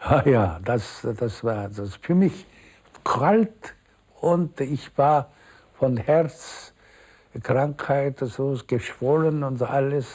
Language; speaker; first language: German; non-native, fluent; Korean